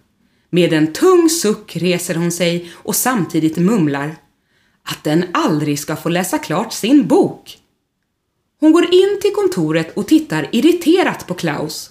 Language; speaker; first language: Swedish; native; Swedish